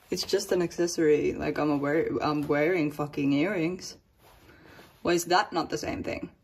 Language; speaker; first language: English; non-native, fluent; Swedish